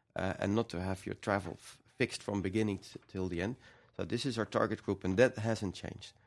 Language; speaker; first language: English; non-native, fluent; Dutch